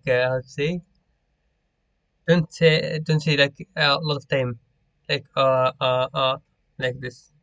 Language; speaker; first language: English; non-native, learner; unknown